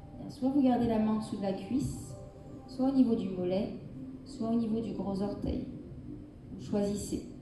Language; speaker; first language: French; native; French